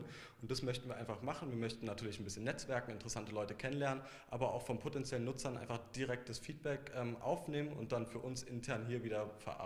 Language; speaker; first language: German; native; German